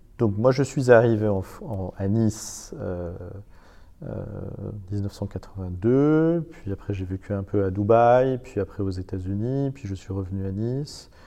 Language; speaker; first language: French; non-native, fluent; Persian